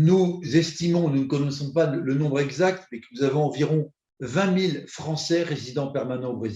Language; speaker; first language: French; native; French